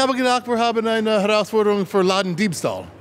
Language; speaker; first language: German; non-native, learner; English